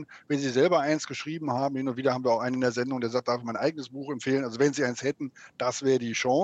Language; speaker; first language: German; native; German